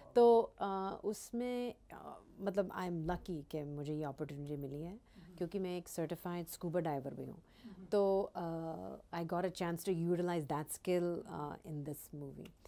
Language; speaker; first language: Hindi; early bilingual, heritage; Hindi